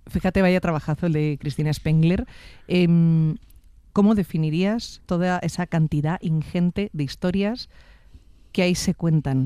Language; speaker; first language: Spanish; native; Spanish